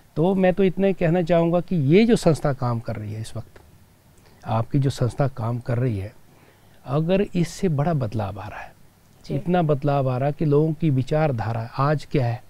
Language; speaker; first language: Hindi; native; Hindi